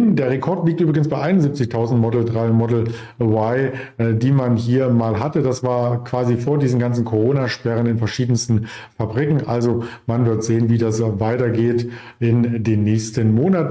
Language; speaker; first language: German; native; German